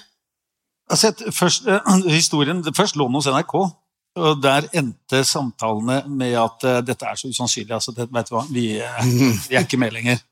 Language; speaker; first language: Norwegian; native; Norwegian